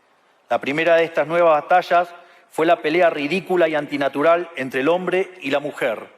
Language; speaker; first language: Spanish; native; Spanish